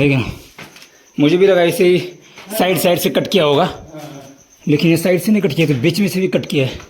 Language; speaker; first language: Hindi; non-native, local second language; Marathi